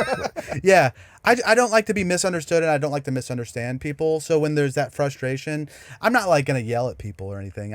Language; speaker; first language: English; native; English